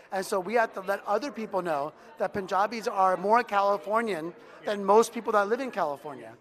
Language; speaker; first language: English; native; English